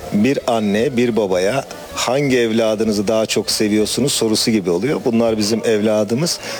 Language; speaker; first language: Turkish; native; Turkish